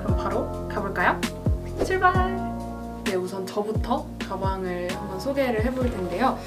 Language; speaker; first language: Korean; native; Korean